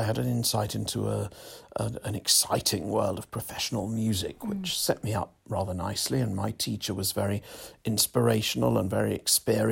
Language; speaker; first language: English; native; English